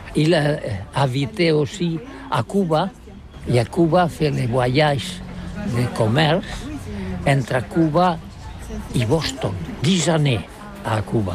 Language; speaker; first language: French; non-native, learner; Catalan